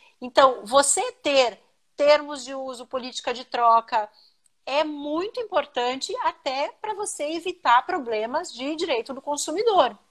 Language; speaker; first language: Portuguese; native; Portuguese